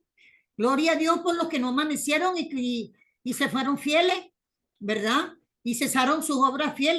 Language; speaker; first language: Spanish; native; Spanish